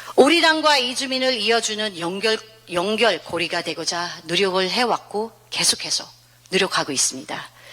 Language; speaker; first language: Korean; non-native, fluent; Filipino